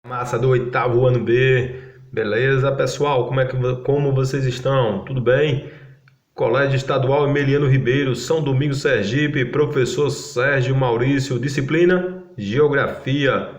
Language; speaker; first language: Portuguese; native; Portuguese